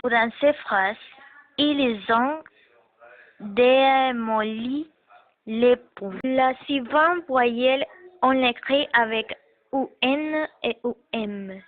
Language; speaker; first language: French; non-native, learner; Spanish